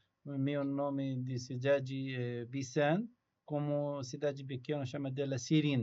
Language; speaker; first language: Portuguese; non-native, learner; Arabic